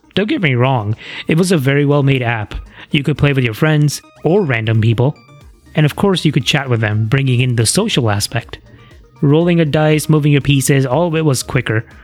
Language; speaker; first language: English; non-native, local second language; Hindi